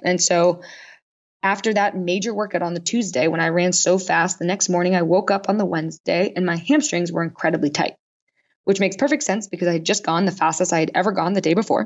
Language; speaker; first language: English; native; English